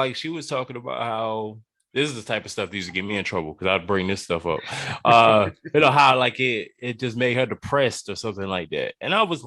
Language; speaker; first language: English; native; English